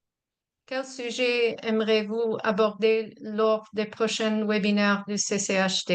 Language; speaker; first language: French; non-native, fluent; English